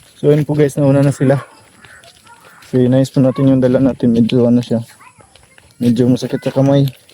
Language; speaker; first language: Filipino; non-native, local second language; Cebuano